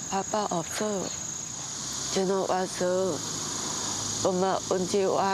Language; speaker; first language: Korean; non-native, learner; Vietnamese